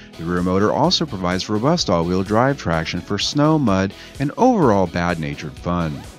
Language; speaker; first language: English; native; English